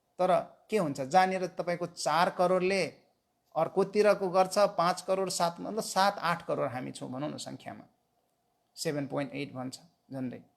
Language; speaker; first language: Nepali; non-native, local second language; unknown